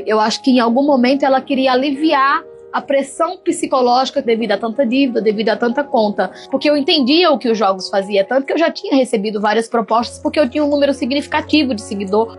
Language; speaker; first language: Portuguese; native; Portuguese